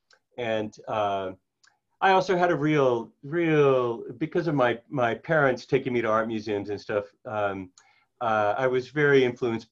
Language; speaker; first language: English; native; English